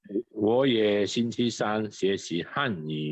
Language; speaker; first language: Chinese; non-native, learner; Indonesian